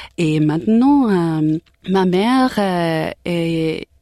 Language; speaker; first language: French; non-native, learner; English